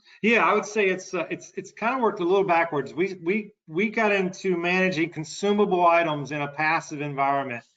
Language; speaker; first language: English; native; English